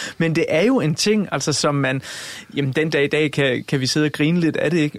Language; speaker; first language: Danish; native; Danish